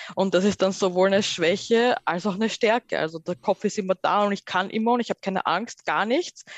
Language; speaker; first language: German; early bilingual, other home language; Persian